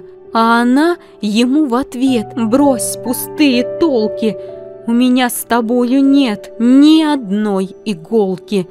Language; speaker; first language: Russian; native; Russian